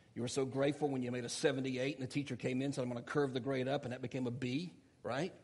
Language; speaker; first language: English; native; English